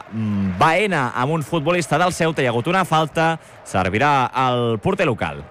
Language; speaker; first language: Catalan; native; Catalan